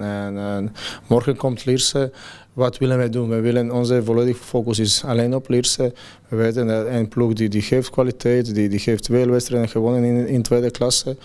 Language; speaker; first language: Dutch; non-native, fluent; Croatian